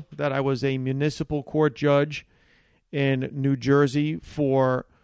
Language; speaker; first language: English; early bilingual, other home language; Italian